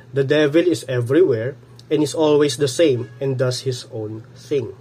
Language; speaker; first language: English; non-native, local second language; Filipino